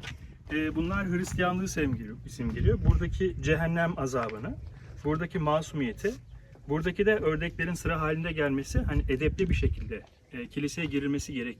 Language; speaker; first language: Turkish; native; Turkish